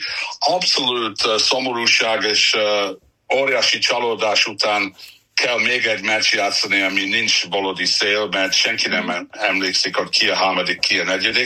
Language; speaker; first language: Hungarian; non-native, fluent; English